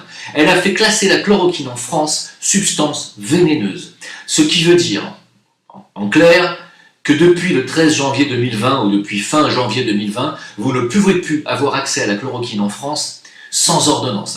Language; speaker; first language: French; native; French